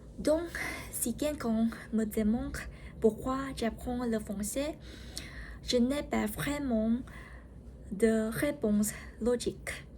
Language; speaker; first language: French; non-native, learner; Vietnamese